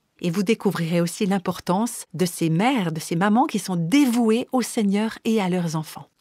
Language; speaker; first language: French; native; French